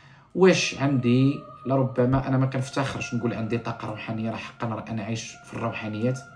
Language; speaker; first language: Arabic; native; Arabic